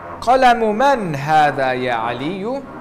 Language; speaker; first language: Arabic; non-native, fluent; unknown